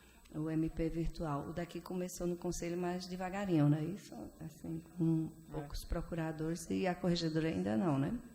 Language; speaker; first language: Portuguese; native; Portuguese